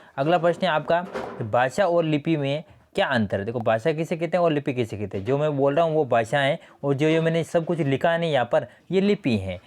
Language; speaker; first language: Hindi; native; Hindi